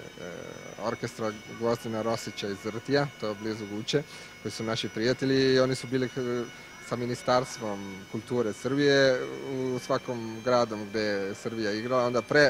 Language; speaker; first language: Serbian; non-native, learner; Italian